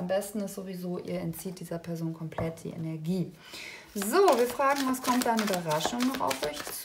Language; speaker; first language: German; native; German